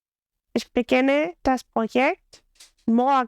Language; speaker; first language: German; non-native, fluent; English